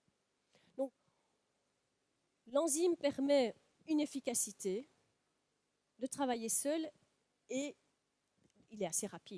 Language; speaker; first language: French; native; French